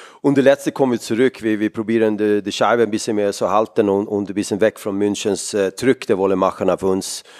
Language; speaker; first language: German; non-native, fluent; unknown